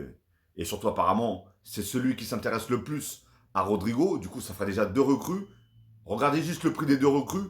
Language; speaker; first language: French; native; French